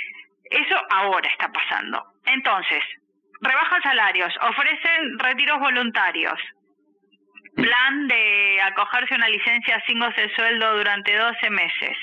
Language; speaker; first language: Spanish; native; Spanish